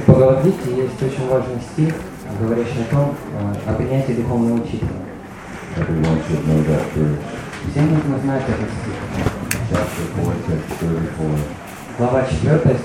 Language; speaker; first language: Russian; native; Russian